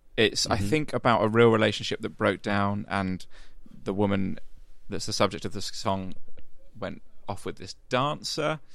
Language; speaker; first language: English; native; English